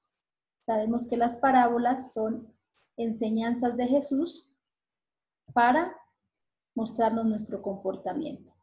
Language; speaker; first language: Spanish; native; Spanish